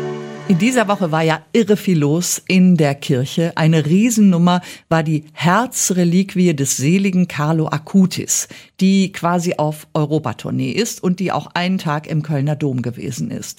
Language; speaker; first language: German; native; German